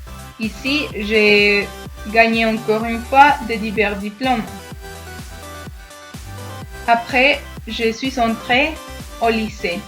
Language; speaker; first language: French; non-native, fluent; Spanish